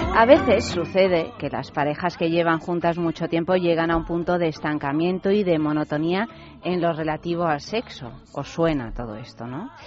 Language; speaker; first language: Spanish; native; Spanish